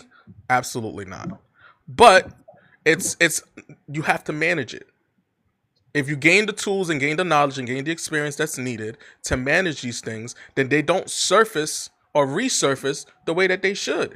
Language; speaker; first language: English; native; English